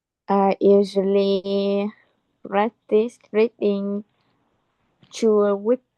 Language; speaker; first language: English; non-native, learner; Vietnamese